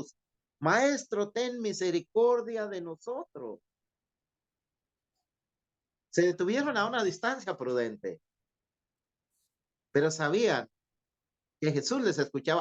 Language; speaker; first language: Spanish; native; Spanish